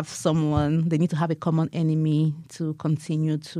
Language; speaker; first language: English; non-native, local second language; Igbo